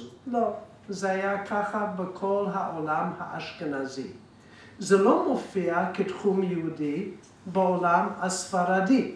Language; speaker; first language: Hebrew; non-native, fluent; English